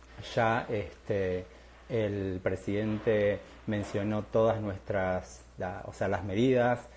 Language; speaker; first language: Spanish; native; Spanish